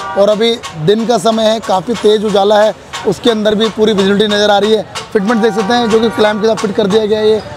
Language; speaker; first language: Hindi; native; Hindi